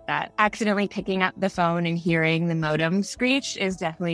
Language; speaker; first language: English; native; English